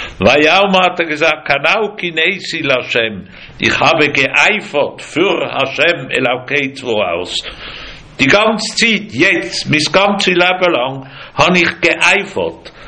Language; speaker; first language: German; native; German